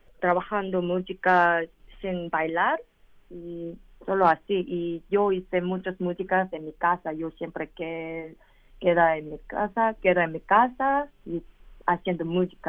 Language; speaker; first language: Spanish; non-native, learner; Korean